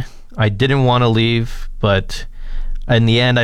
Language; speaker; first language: English; native; English